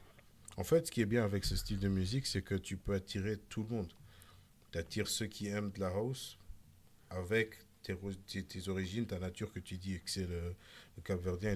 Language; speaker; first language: French; native; French